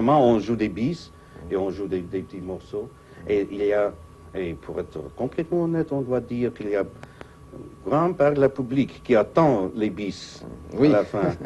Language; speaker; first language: French; non-native, fluent; English